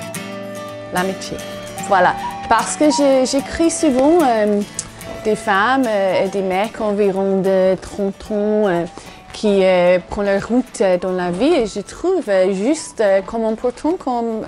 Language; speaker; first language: French; non-native, fluent; English